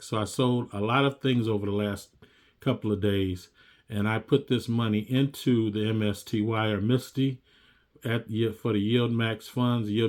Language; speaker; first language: English; native; English